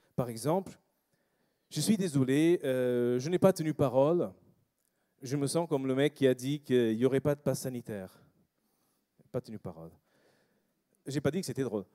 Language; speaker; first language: French; non-native, fluent; English